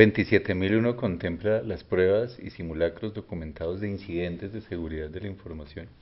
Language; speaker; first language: Spanish; native; Spanish